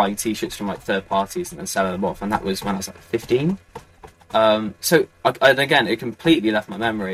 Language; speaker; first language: English; native; English